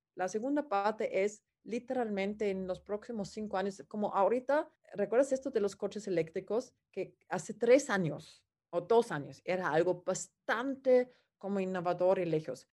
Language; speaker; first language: Spanish; non-native, fluent; German